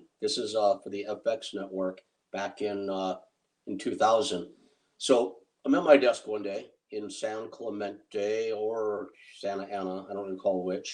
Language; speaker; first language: English; native; English